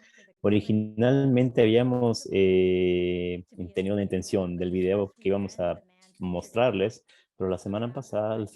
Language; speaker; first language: Spanish; non-native, fluent; English